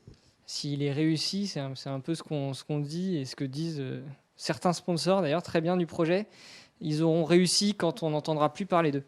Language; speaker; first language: French; native; French